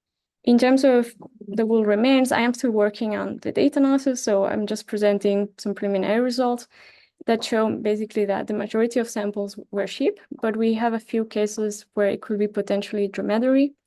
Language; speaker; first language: English; non-native, fluent; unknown